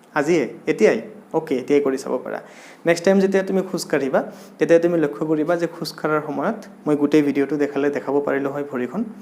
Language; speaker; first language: Assamese; native; Assamese